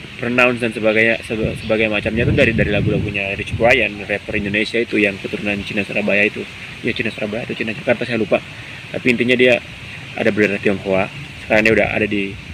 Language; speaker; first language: Indonesian; non-native, local second language; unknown